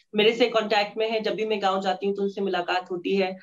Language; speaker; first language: Hindi; native; Hindi